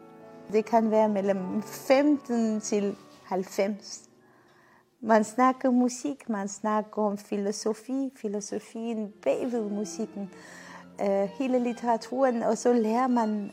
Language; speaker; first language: Danish; non-native, fluent; Armenian